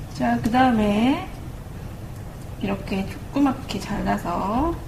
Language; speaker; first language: Korean; native; Korean